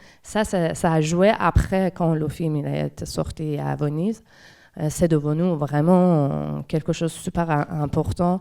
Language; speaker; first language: French; non-native, fluent; Persian